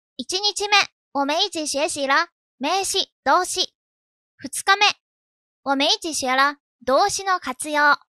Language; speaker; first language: Chinese; non-native, fluent; Japanese